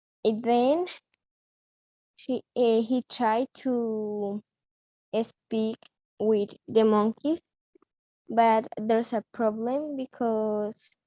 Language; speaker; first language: English; non-native, learner; Spanish